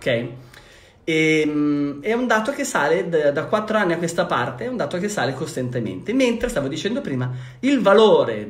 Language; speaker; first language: Italian; native; Italian